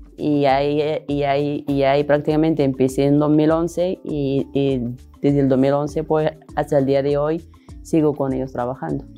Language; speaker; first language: Spanish; non-native, fluent; Arabic